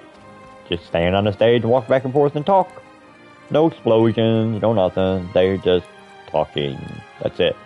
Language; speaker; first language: English; native; English